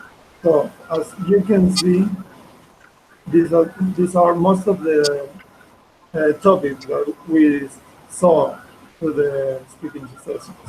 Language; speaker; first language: English; non-native, fluent; Spanish